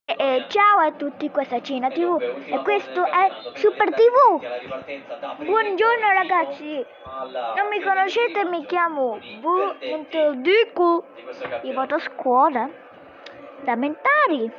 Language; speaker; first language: Italian; early bilingual, other home language; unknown